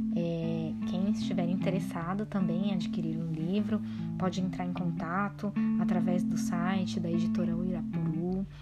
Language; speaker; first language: Portuguese; native; Portuguese